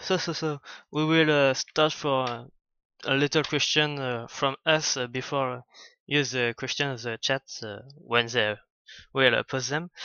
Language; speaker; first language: English; non-native, learner; French